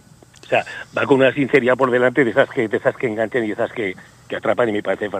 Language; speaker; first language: Spanish; native; Spanish